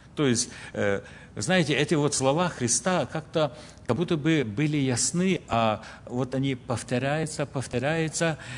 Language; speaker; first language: Russian; early bilingual, other home language; Ukrainian